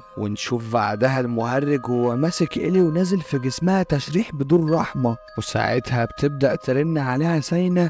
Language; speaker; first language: Arabic; native; Arabic